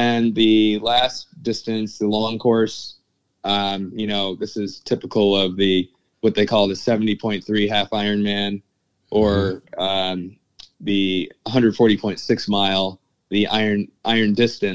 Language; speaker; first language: English; native; English